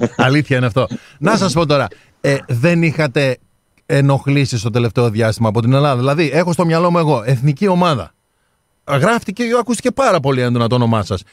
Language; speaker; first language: Greek; native; Greek